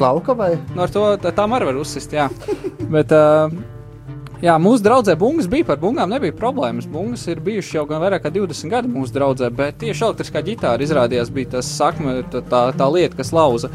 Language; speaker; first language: Latvian; native; Latvian